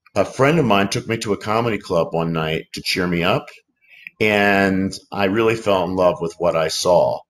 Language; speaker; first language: English; native; English